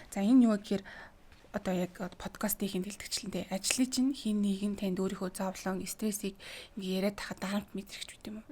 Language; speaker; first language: Mongolian; native; Mongolian